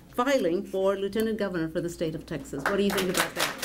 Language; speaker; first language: English; early bilingual, other home language; Spanish